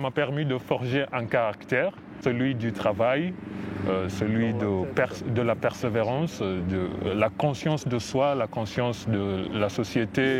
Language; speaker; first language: French; non-native, fluent; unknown